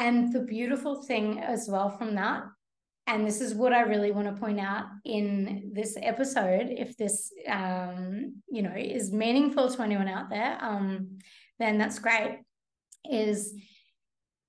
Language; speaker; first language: English; native; English